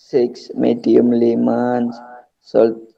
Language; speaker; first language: English; non-native, learner; Indonesian